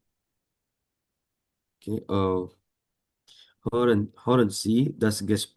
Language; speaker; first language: German; non-native, learner; Indonesian